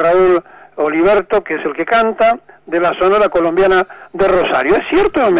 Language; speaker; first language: Spanish; native; Spanish